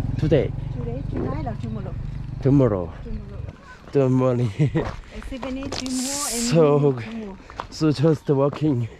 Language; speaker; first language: English; non-native, learner; Korean